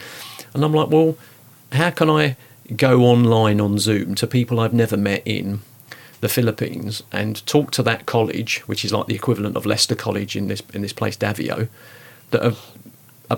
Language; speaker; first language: English; native; English